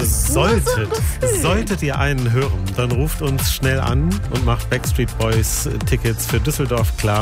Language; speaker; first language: German; native; German